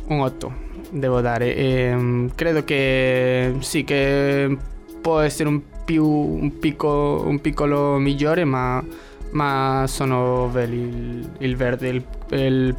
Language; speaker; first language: Italian; non-native, learner; Spanish